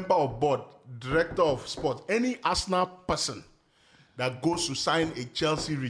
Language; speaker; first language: English; non-native, local second language; Ibibio